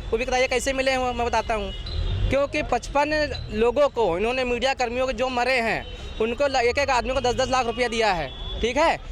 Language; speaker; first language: Hindi; native; Hindi